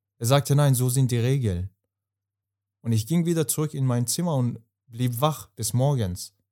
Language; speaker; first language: German; non-native, fluent; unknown